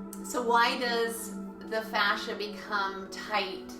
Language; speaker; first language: English; native; English